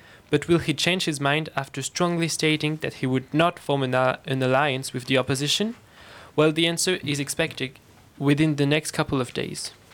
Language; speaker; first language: English; non-native, fluent; French